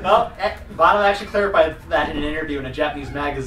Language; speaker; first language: English; native; English